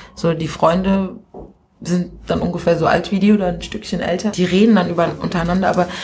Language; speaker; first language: German; early bilingual, other home language; Swahili